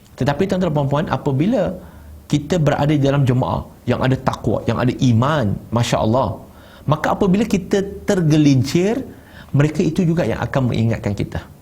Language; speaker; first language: Malay; non-native, local second language; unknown